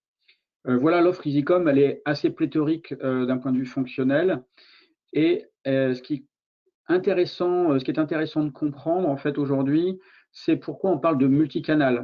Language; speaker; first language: French; native; French